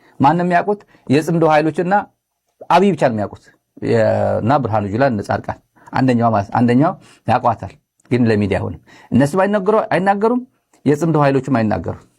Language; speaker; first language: Amharic; non-native, local second language; Tigrinya